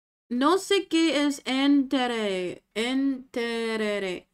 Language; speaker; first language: Spanish; non-native, learner; English